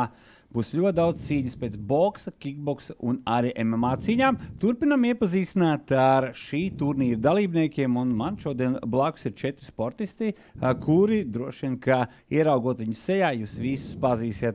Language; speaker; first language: Latvian; native; Latvian